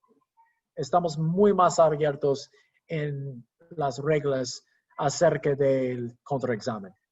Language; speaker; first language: Spanish; non-native, fluent; English